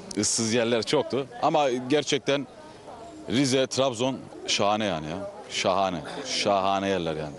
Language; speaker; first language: Turkish; early bilingual, heritage; Turkish